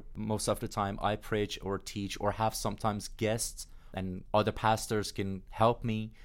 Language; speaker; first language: English; non-native, fluent; Persian